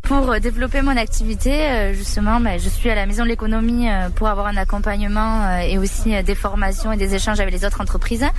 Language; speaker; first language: French; early bilingual, other home language; Spanish